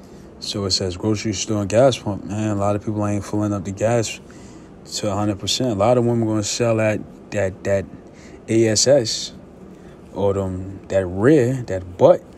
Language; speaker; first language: English; native; English